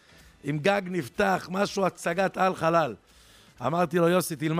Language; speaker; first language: Hebrew; native; Hebrew